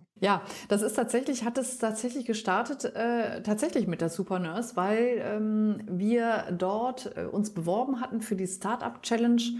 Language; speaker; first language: German; native; German